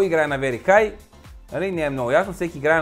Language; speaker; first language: Bulgarian; native; Bulgarian